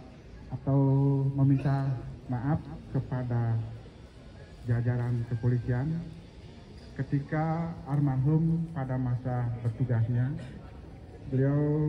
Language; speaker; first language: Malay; non-native, local second language; Balinese